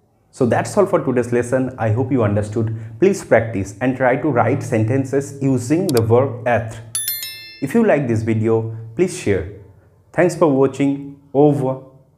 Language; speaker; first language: English; non-native, local second language; Bangla